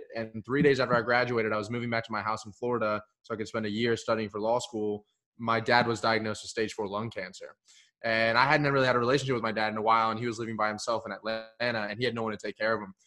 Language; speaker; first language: English; early bilingual, other home language; Hindi